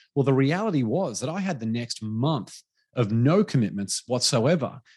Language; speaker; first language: English; native; English